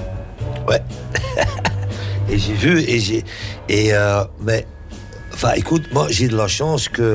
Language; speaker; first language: French; non-native, local second language; Dutch